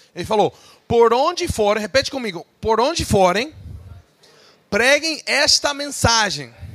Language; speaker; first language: Portuguese; non-native, fluent; English